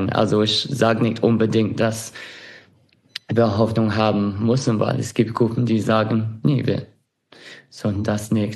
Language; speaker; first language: German; non-native, fluent; English